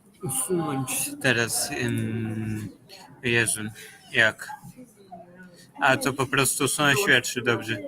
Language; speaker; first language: Polish; non-native, fluent; Ukrainian